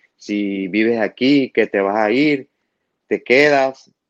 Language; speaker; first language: Spanish; native; Spanish